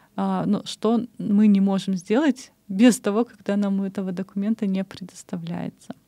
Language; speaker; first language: Russian; non-native, local second language; Kyrgyz